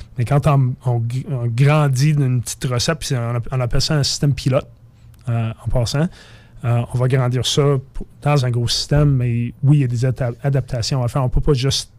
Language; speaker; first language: French; non-native, fluent; English